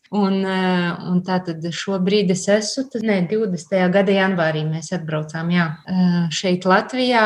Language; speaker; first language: Latvian; native; Latvian